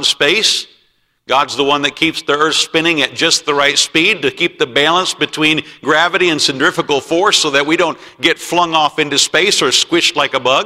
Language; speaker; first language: English; native; English